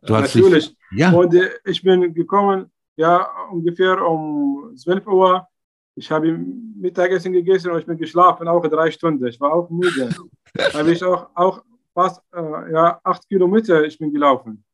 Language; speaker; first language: German; non-native, learner; Arabic